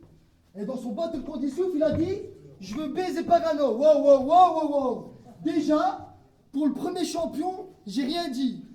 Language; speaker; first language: French; native; French